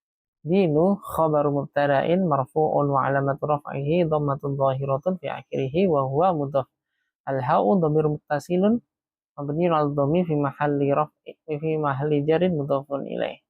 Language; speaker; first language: Arabic; non-native, fluent; Indonesian